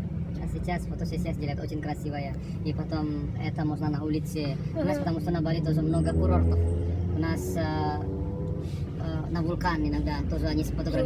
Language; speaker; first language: Russian; non-native, learner; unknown